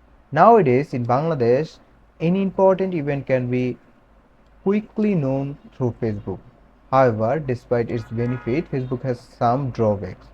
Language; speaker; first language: English; non-native, local second language; Bangla